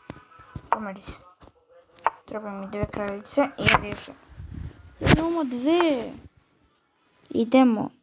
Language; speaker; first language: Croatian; early bilingual, heritage; Croatian